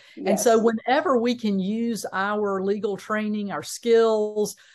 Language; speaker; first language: English; native; English